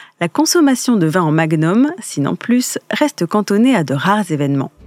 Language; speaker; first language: French; native; French